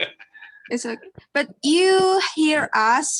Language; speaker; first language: English; non-native, learner; Indonesian